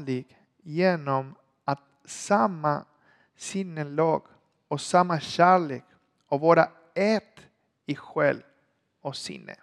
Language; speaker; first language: Swedish; non-native, learner; Spanish